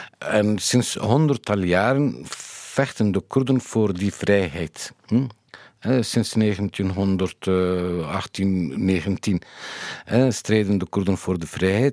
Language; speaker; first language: Dutch; non-native, fluent; Kurdish